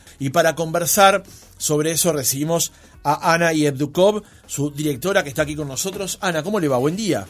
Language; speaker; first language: Spanish; native; Spanish